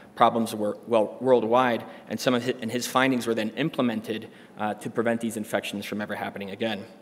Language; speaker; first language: English; native; English